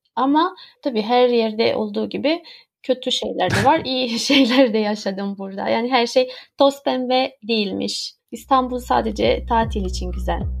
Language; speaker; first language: Turkish; early bilingual, heritage; Turkish